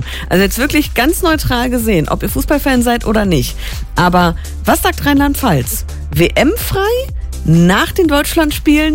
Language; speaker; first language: German; native; German